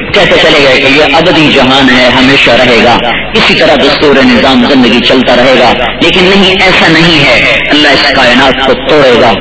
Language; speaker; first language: Urdu; non-native, local second language; Punjabi